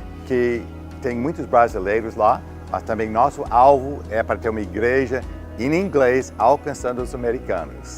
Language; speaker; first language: Portuguese; non-native, learner; English